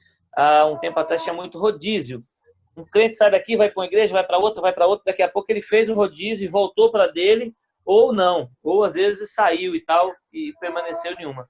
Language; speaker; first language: Portuguese; native; Portuguese